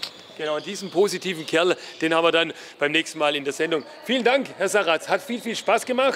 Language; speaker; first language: German; native; German